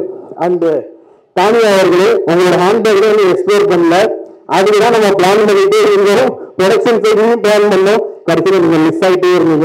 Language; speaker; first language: Tamil; native; Tamil